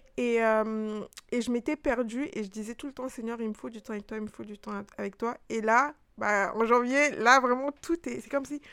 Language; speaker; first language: French; early bilingual, other home language; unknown